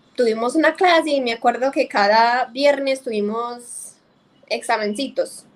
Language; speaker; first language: Spanish; non-native, fluent; English